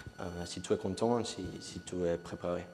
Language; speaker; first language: French; non-native, learner; Spanish